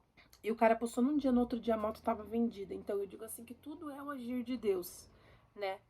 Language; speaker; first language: Portuguese; native; Portuguese